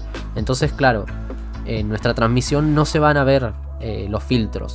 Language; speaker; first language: Spanish; native; Spanish